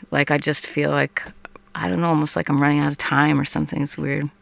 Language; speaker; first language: English; native; English